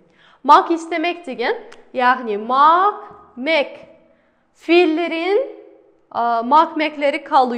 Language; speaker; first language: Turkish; non-native, fluent; Kazakh